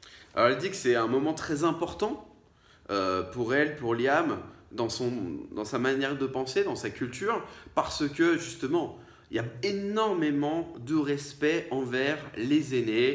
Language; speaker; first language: French; native; French